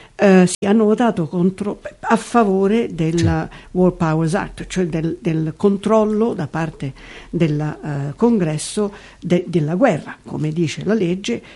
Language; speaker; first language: Italian; native; Italian